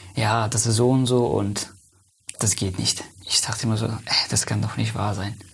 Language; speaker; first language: German; non-native, fluent; Persian